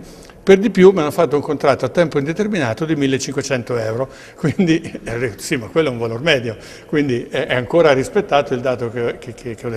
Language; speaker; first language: Italian; native; Italian